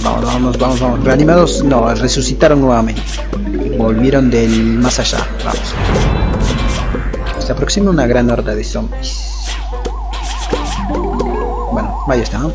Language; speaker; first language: Spanish; native; Spanish